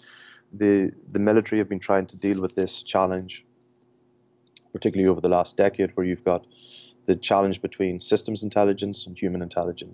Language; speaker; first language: English; native; English